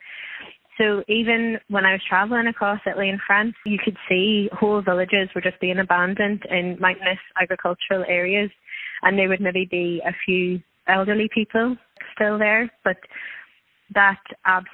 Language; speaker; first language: English; native; English